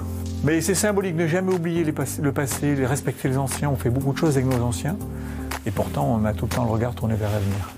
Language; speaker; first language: French; native; French